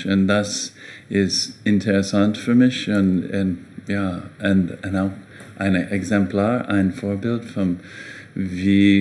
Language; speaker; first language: German; non-native, learner; English